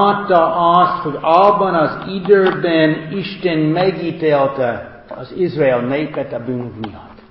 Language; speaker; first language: Hungarian; non-native, fluent; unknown